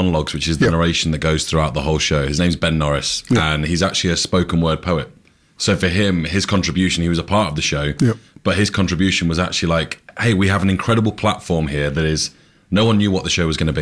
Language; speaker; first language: English; native; English